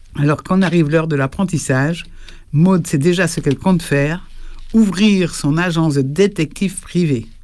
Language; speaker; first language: French; native; French